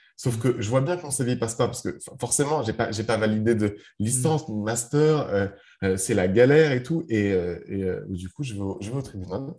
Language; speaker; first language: French; early bilingual, other home language; Arabic